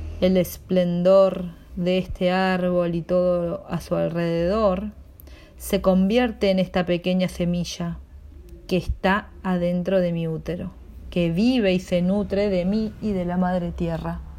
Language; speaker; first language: Spanish; native; Spanish